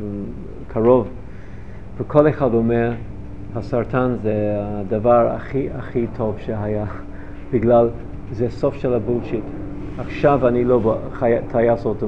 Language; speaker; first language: Hebrew; non-native, fluent; English